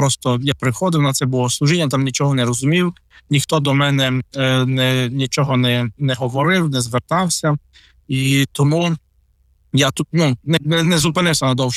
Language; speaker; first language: Ukrainian; non-native, local second language; Russian